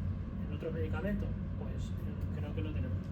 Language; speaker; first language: Spanish; native; Spanish